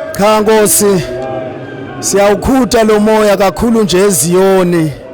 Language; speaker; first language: Zulu; non-native, local second language; Swati